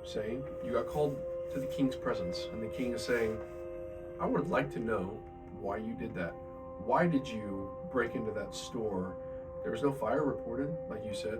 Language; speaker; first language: English; native; English